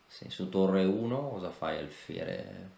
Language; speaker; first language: Italian; native; Italian